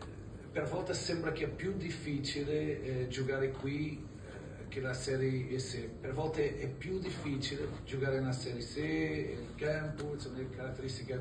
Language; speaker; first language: Italian; non-native, fluent; Portuguese